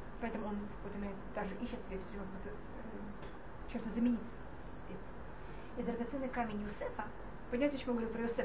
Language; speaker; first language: Russian; non-native, fluent; Hebrew